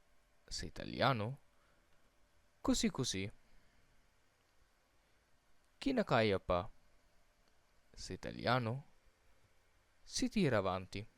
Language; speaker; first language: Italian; non-native, fluent; Filipino